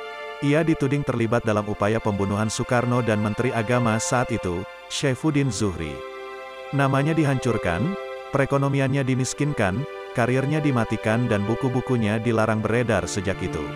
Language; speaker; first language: Indonesian; native; Indonesian